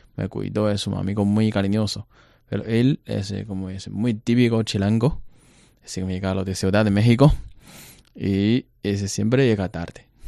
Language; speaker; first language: Spanish; non-native, learner; Chinese